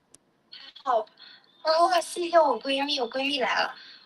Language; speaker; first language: Chinese; native; Chinese